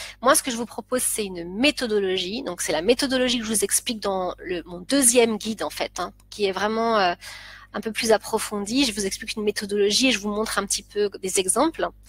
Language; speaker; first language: French; native; French